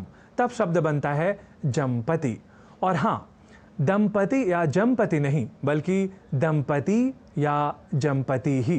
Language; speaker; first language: Hindi; native; Hindi